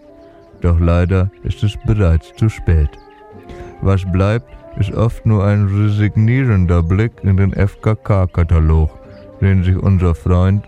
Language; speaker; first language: German; native; German